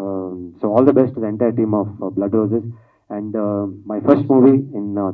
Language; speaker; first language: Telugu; non-native, learner; Kannada